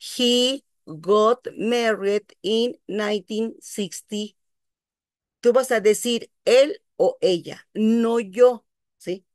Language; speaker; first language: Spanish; native; Spanish